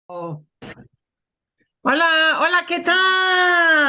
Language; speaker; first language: Spanish; non-native, fluent; English